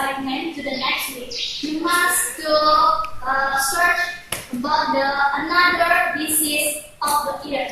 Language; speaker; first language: English; non-native, learner; Indonesian